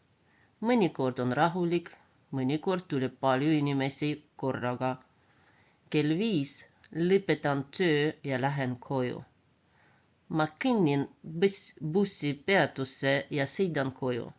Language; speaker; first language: Estonian; non-native, local second language; Russian